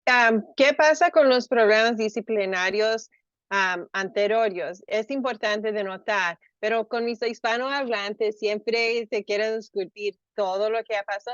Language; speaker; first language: Spanish; early bilingual, heritage; Spanish